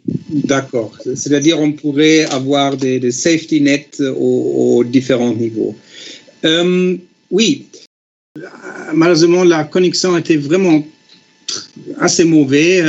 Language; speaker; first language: French; non-native, fluent; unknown